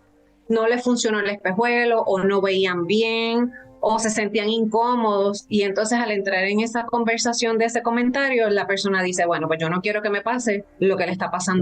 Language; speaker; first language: Spanish; native; Spanish